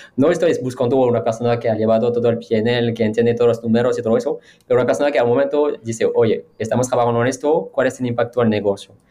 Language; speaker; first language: Spanish; non-native, fluent; French